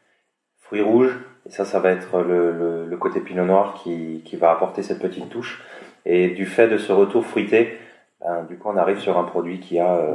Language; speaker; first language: French; native; French